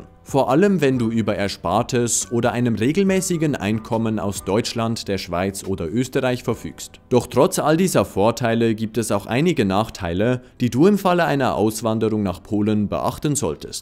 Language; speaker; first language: German; native; German